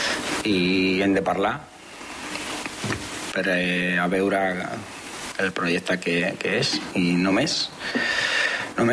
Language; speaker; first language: Catalan; non-native, fluent; Spanish